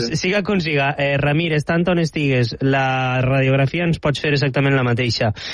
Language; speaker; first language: Catalan; native; Catalan